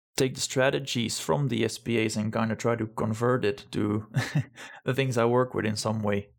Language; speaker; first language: English; non-native, fluent; Dutch